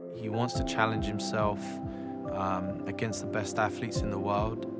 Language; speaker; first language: English; native; English